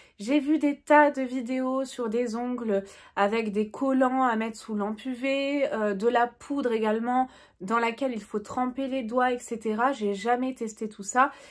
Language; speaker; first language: French; native; French